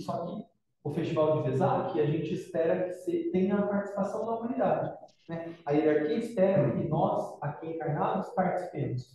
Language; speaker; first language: Portuguese; native; Portuguese